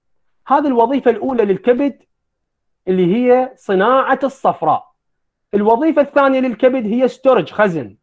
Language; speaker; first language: Arabic; native; Arabic